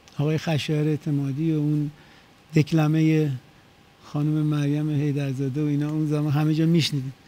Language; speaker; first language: Persian; native; Persian